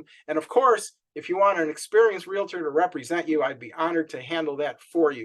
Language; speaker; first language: English; native; English